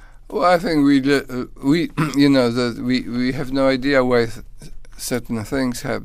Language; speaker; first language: English; non-native, fluent; Polish